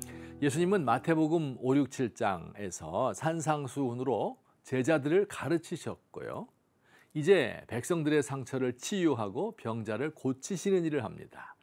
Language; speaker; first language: Korean; native; Korean